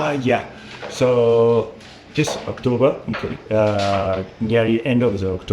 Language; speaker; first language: English; non-native, learner; Japanese